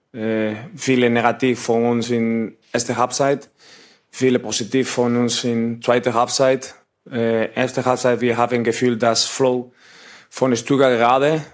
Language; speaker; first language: German; non-native, learner; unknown